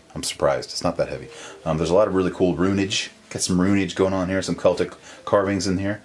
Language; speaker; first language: English; native; English